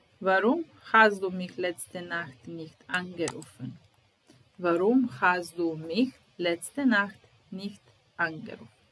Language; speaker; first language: German; non-native, fluent; Serbian